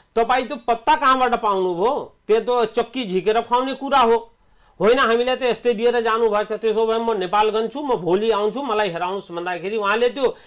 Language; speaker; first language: Nepali; non-native, local second language; Awadhi